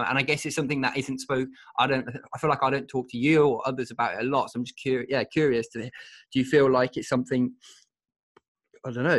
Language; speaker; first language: English; native; English